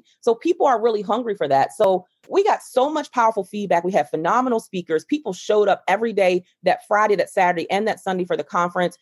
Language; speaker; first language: English; native; English